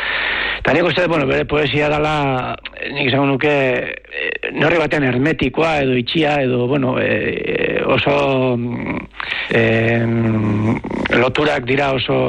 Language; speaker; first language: Basque; native; Basque